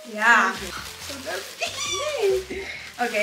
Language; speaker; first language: Dutch; non-native, learner; Italian